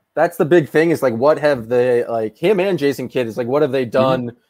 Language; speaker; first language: English; native; English